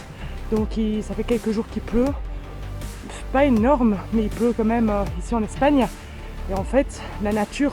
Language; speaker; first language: French; native; French